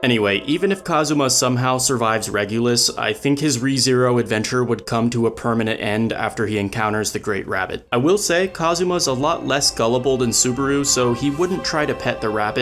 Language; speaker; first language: English; native; English